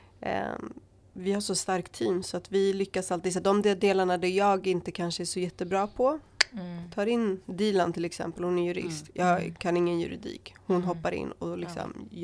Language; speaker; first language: Swedish; early bilingual, other home language; Kurdish